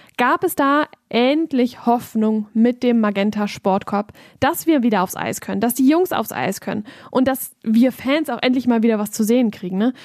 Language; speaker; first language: German; native; German